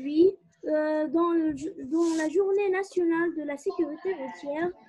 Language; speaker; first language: French; non-native, learner; Arabic